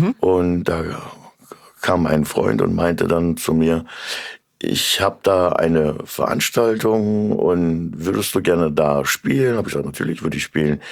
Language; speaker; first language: German; early bilingual, other home language; Turkish